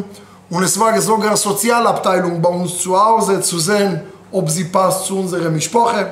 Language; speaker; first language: German; non-native, fluent; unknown